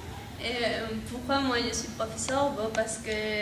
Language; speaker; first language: French; non-native, fluent; Spanish